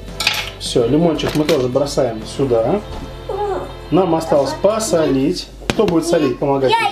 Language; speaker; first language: Russian; native; Russian